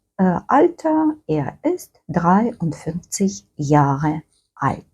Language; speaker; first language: German; non-native, fluent; Ukrainian